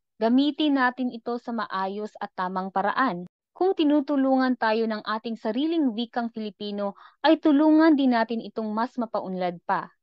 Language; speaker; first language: Filipino; non-native, local second language; Cebuano